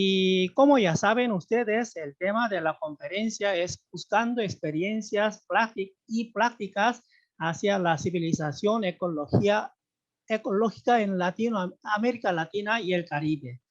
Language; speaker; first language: Spanish; non-native, fluent; Korean